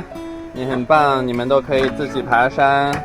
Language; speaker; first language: Chinese; native; Chinese